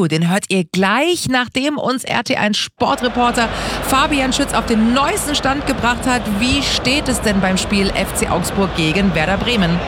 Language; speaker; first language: German; native; German